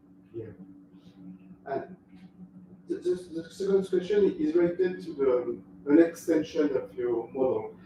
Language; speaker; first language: English; non-native, fluent; French